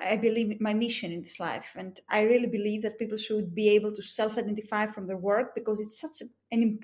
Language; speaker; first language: English; non-native, fluent; Greek